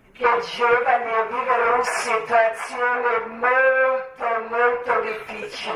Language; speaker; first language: Italian; non-native, learner; Croatian